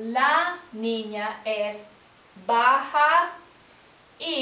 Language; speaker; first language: Spanish; non-native, fluent; English